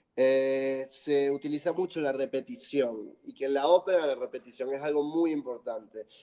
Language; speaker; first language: Spanish; non-native, fluent; English